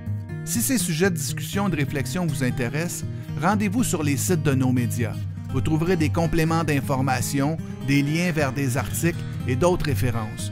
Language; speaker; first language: French; native; French